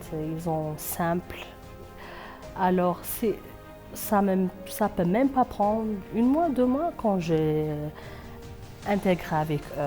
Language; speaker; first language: French; non-native, fluent; Amharic